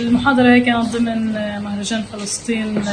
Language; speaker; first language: Arabic; native; Arabic